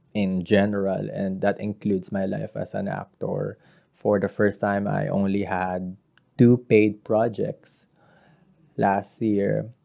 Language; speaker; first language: English; non-native, local second language; Filipino